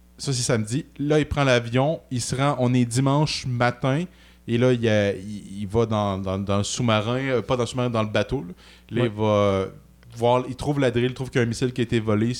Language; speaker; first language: French; native; French